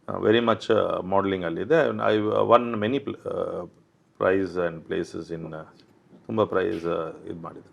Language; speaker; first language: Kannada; non-native, local second language; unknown